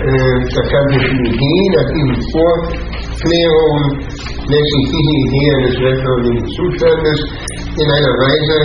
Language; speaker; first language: German; native; German